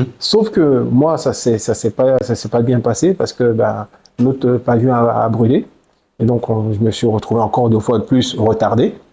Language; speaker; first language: French; early bilingual, other home language; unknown